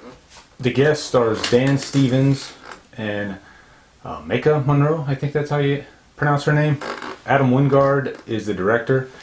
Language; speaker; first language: English; native; English